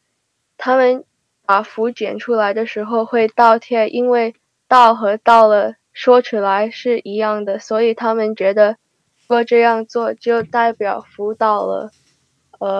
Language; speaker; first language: Chinese; early bilingual, heritage; Chinese